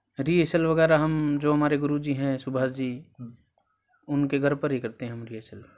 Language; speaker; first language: Hindi; native; Hindi